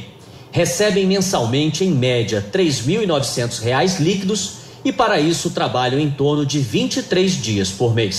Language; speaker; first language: Portuguese; native; Portuguese